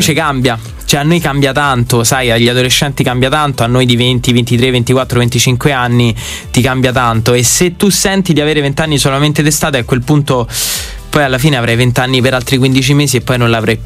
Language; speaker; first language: Italian; native; Italian